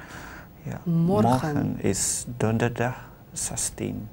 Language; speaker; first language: Dutch; non-native, learner; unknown